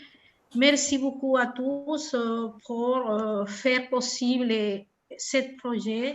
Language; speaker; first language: French; non-native, fluent; Spanish